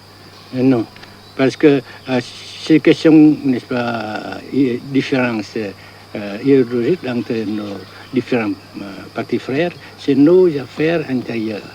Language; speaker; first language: French; non-native, local second language; Vietnamese